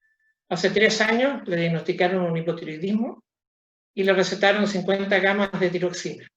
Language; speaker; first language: Spanish; native; Spanish